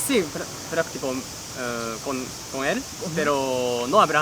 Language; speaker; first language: Spanish; non-native, learner; Japanese